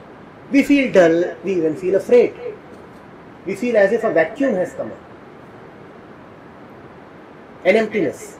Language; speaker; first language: English; non-native, local second language; Hindi